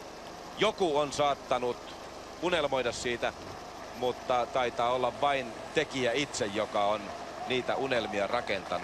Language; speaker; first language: Finnish; native; Finnish